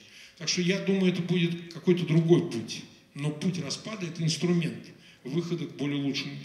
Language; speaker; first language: Russian; native; Russian